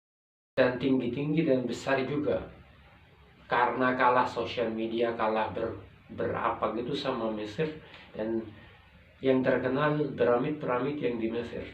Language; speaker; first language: Indonesian; non-native, local second language; Arabic